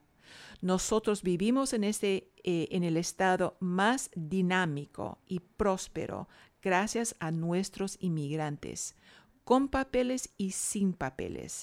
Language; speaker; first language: Spanish; non-native, fluent; English